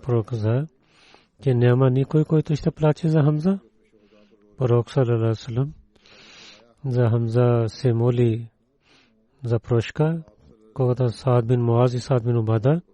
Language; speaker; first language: Bulgarian; non-native, learner; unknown